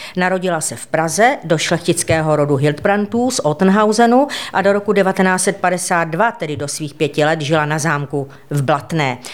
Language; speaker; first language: Czech; native; Czech